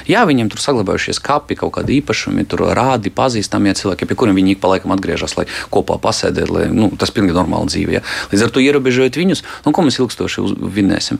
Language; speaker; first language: Latvian; non-native, local second language; Russian